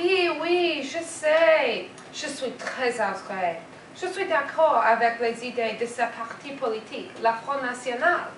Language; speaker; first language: French; non-native, learner; English